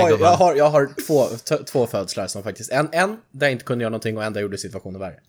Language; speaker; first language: Swedish; native; Swedish